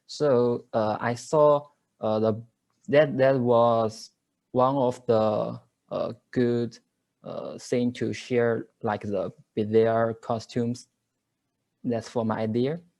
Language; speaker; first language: English; non-native, learner; Chinese